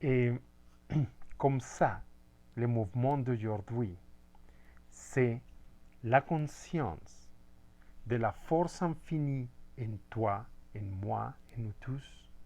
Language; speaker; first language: French; non-native, fluent; Spanish